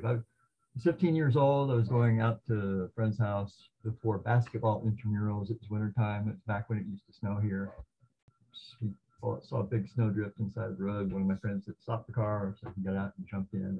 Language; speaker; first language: English; native; English